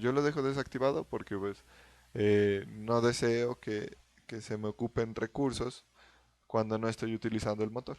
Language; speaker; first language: Spanish; native; Spanish